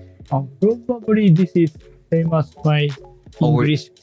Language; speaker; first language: English; non-native, learner; Japanese